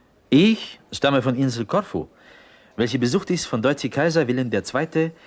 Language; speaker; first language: German; non-native, fluent; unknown